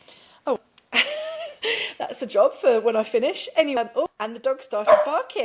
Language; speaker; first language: English; native; English